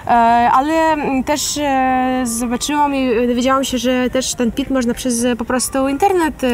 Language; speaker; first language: Polish; non-native, fluent; Ukrainian